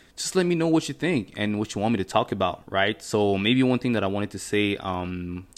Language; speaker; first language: English; non-native, fluent; French